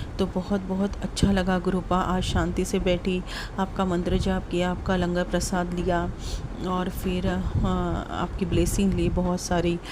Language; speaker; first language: Hindi; non-native, local second language; Marathi